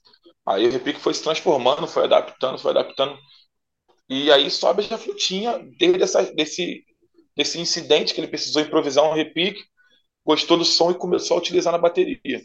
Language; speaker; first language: Portuguese; native; Portuguese